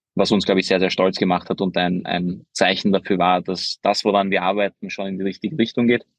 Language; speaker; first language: German; early bilingual, other home language; Hungarian